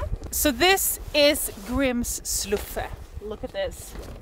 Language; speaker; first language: English; non-native, fluent; Swedish